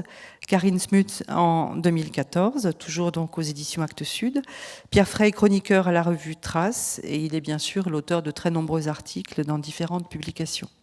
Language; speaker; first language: French; native; French